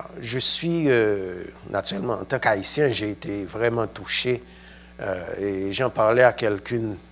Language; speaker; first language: French; non-native, local second language; Haitian Creole